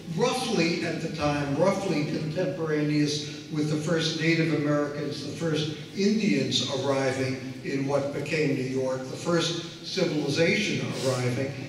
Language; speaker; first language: English; native; English